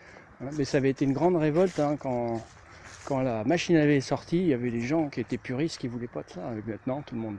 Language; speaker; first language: French; native; French